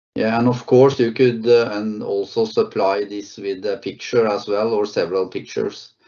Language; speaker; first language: English; non-native, fluent; Norwegian